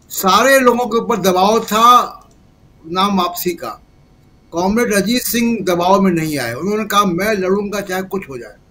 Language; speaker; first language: Hindi; native; Hindi